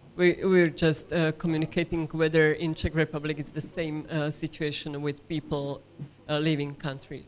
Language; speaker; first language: English; non-native, fluent; Slovak